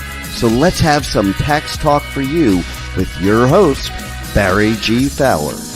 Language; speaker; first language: English; native; English